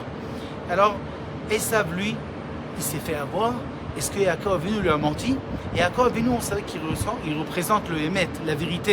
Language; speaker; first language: French; native; French